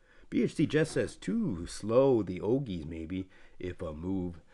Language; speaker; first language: English; native; English